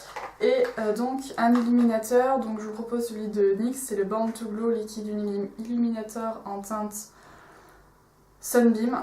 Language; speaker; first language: French; native; French